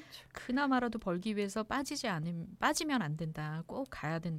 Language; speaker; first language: Korean; native; Korean